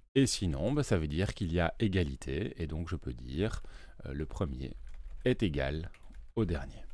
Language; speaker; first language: French; native; French